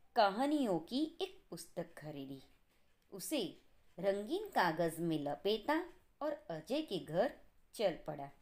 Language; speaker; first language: Hindi; non-native, local second language; Gujarati